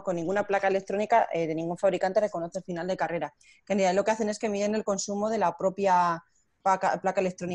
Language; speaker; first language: Spanish; native; Spanish